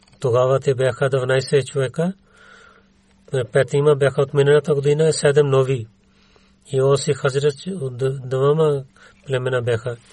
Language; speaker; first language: Bulgarian; non-native, learner; Urdu